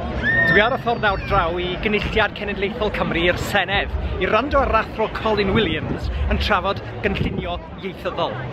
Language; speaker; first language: Welsh; non-native, fluent; English